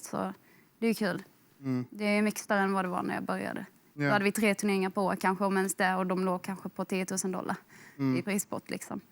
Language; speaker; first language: Swedish; native; Swedish